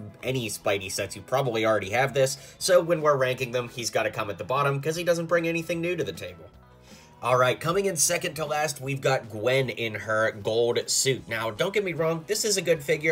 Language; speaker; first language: English; native; English